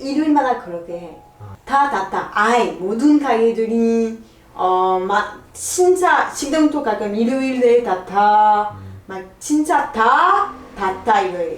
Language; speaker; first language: Korean; non-native, learner; French